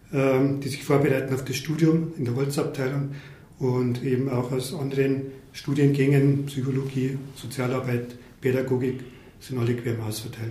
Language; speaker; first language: German; native; German